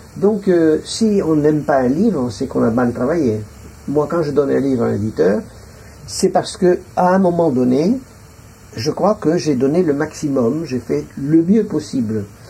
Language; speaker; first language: French; non-native, local second language; Arabic